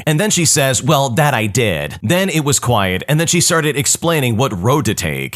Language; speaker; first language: English; native; English